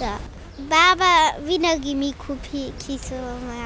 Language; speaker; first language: Bulgarian; early bilingual, heritage; Bulgarian